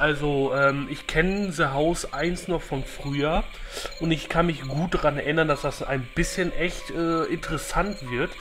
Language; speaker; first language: German; native; German